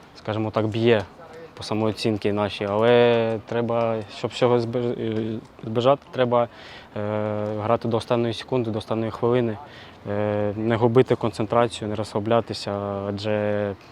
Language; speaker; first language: Ukrainian; native; Ukrainian